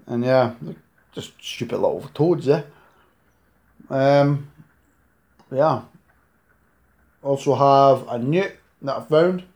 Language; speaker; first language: English; native; English